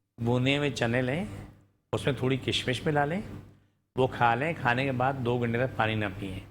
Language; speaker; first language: Urdu; non-native, local second language; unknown